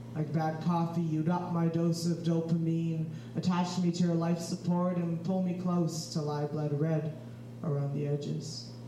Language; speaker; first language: English; native; English